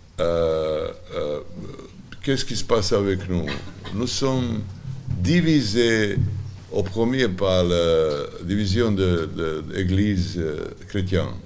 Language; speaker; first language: French; non-native, learner; Serbian